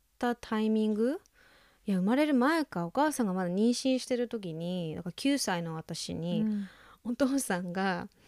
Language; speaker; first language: Japanese; native; Japanese